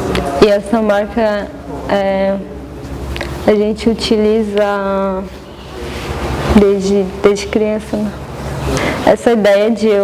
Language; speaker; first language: Portuguese; non-native, local second language; Guarani